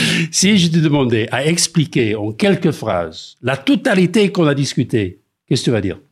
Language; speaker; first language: French; non-native, fluent; English